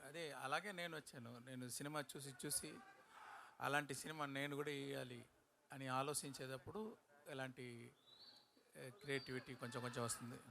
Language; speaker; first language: Telugu; non-native, learner; Tamil